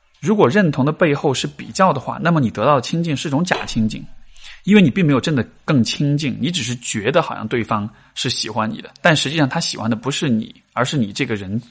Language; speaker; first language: Chinese; native; Chinese